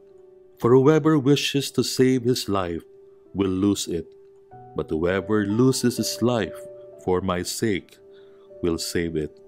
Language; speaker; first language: English; non-native, local second language; Filipino